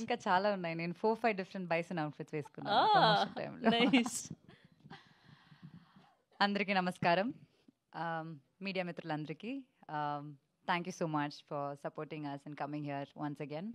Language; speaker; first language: Telugu; non-native, local second language; Malayalam